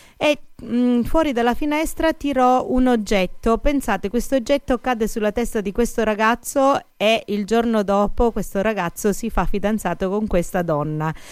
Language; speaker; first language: Italian; native; Italian